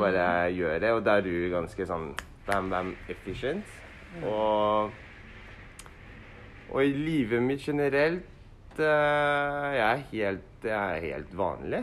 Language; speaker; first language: Norwegian; non-native, learner; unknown